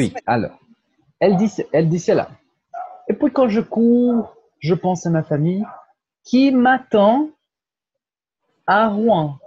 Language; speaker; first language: French; non-native, fluent; Portuguese